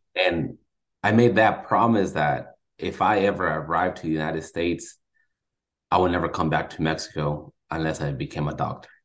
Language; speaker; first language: English; native; English